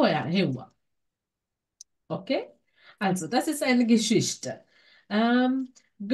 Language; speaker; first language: German; non-native, fluent; Sinhala